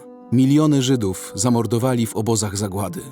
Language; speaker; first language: Polish; native; Polish